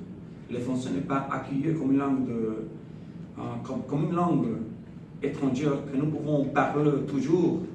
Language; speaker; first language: French; non-native, fluent; Spanish